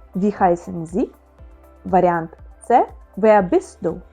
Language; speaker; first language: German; non-native, fluent; Ukrainian